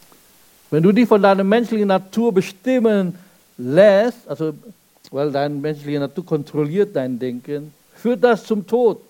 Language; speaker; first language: German; non-native, fluent; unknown